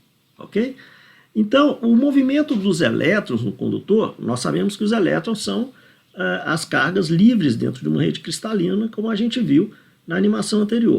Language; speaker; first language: Portuguese; native; Portuguese